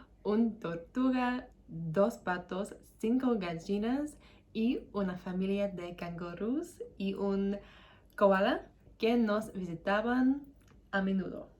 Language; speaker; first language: Spanish; non-native, learner; English